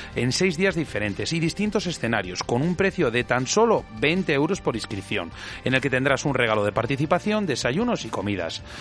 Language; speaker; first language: Spanish; native; Spanish